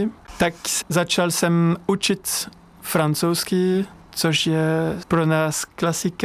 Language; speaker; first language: Czech; non-native, learner; French